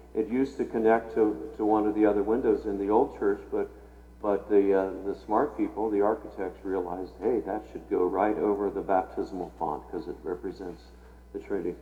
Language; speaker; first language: English; native; English